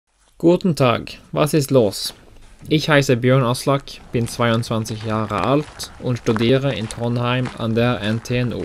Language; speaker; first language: German; non-native, learner; Norwegian